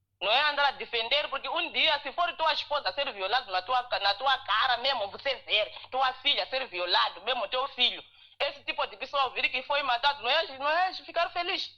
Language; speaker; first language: Portuguese; non-native, local second language; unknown